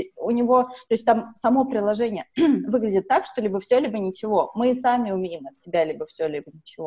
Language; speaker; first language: Russian; native; Russian